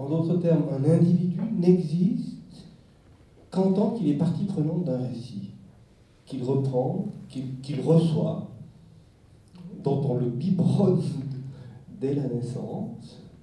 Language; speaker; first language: French; native; French